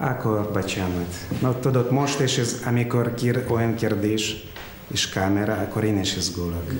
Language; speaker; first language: Hungarian; non-native, learner; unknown